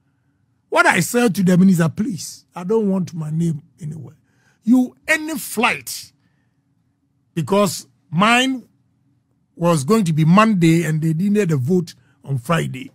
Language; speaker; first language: English; non-native, local second language; Akan